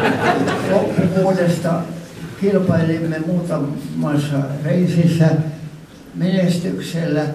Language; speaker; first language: Finnish; non-native, local second language; Swedish